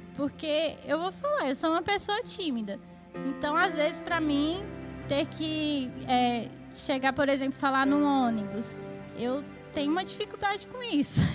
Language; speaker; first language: Portuguese; native; Portuguese